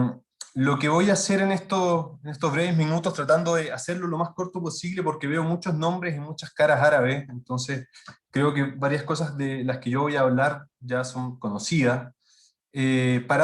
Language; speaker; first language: Spanish; native; Spanish